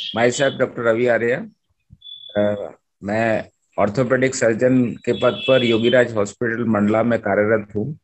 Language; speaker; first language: Hindi; native; Hindi